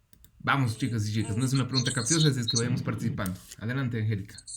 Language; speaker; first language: Spanish; native; Spanish